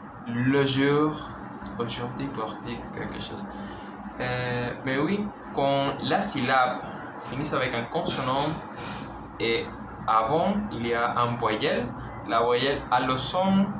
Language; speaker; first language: French; non-native, learner; Spanish